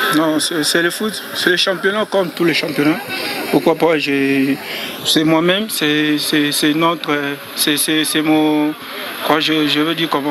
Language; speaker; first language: French; non-native, fluent; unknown